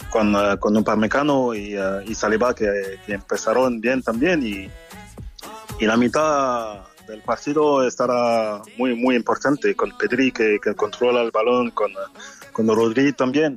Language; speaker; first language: Spanish; non-native, fluent; French